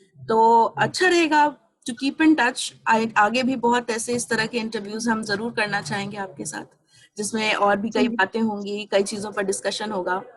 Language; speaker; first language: Hindi; native; Hindi